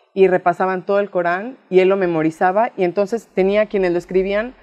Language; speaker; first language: Spanish; native; Spanish